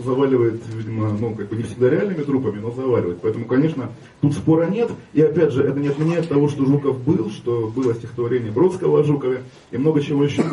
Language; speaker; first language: Russian; native; Russian